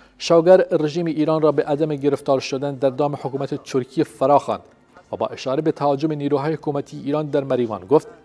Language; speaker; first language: Persian; non-native, local second language; Central Kurdish